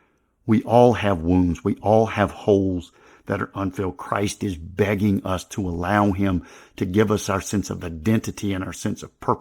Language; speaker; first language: English; native; English